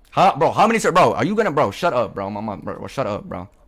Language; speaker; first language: English; native; English